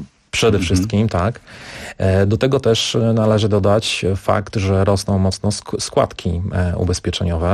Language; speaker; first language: Polish; native; Polish